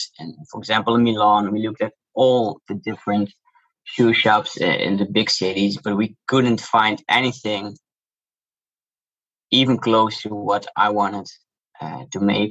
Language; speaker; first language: English; non-native, fluent; Dutch